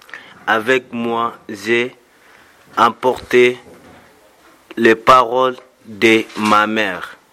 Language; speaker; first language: French; non-native, learner; Soninke